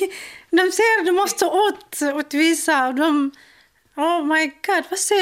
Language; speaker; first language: Swedish; non-native, learner; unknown